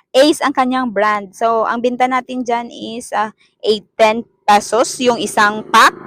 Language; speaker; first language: Filipino; non-native, local second language; Cebuano